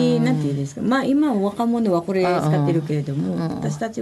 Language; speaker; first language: Japanese; non-native, fluent; Filipino